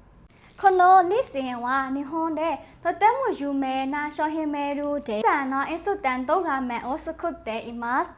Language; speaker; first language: Japanese; non-native, learner; Burmese